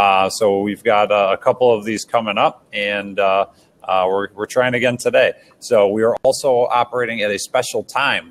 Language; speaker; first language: English; native; English